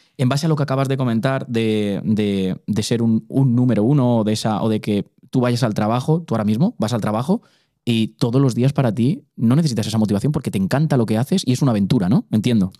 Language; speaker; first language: Spanish; native; Spanish